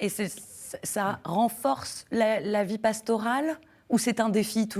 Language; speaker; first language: French; native; French